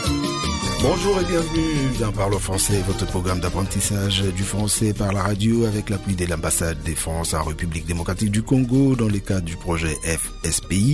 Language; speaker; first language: French; non-native, local second language; Lingala